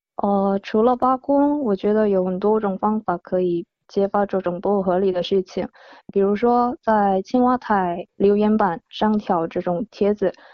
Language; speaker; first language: Chinese; non-native, fluent; Korean